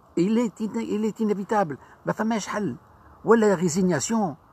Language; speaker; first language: French; non-native, local second language; Arabic